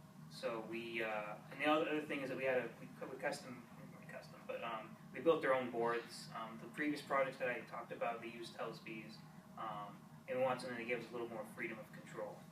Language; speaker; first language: English; native; English